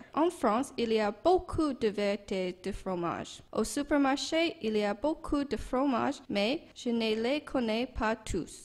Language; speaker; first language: French; non-native, learner; English